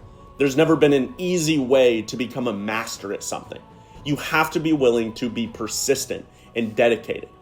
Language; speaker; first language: English; native; English